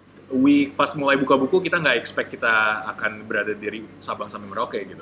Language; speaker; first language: Indonesian; native; Indonesian